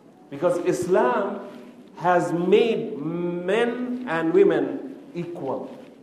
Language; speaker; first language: English; non-native, local second language; Urdu